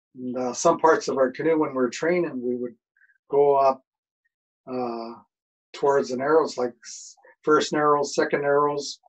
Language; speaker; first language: English; native; English